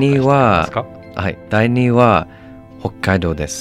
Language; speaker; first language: Japanese; non-native, learner; English